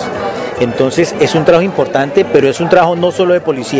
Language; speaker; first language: Spanish; native; Spanish